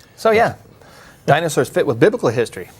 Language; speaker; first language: English; native; English